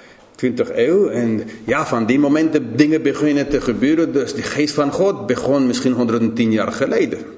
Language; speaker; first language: Dutch; non-native, fluent; English